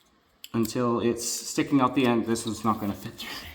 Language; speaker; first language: English; native; English